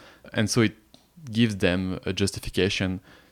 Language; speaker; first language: English; non-native, fluent; French